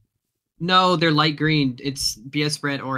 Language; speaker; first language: English; native; English